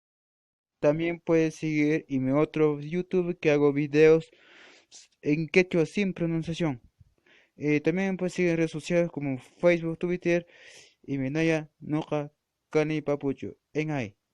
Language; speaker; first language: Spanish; non-native, local second language; Quechua